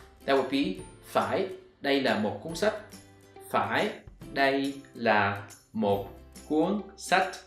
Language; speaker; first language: Vietnamese; non-native, learner; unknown